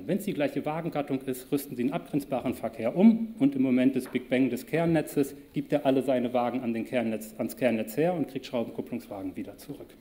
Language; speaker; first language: German; native; German